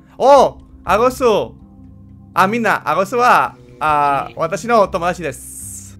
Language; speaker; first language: Japanese; non-native, learner; Spanish